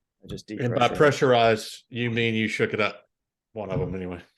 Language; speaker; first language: English; native; English